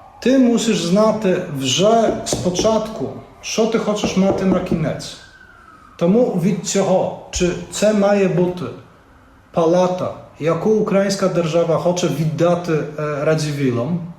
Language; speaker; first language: Ukrainian; non-native, fluent; Polish